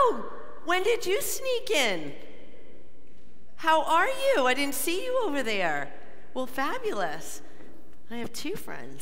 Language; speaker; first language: English; native; English